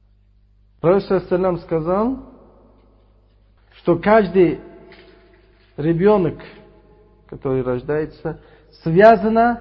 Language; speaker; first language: Russian; non-native, fluent; Uzbek